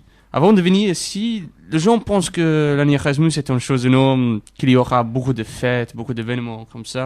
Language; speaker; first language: French; non-native, fluent; English